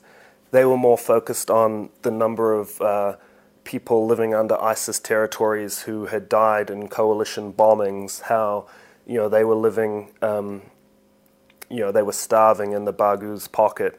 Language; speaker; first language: English; native; English